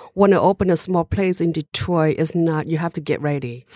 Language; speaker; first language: English; non-native, learner; Hmong